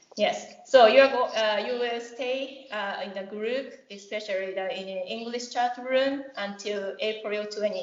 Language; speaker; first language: English; non-native, fluent; Japanese